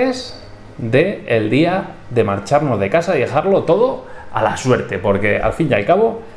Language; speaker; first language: Spanish; native; Spanish